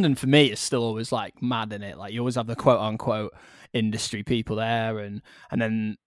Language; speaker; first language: English; native; English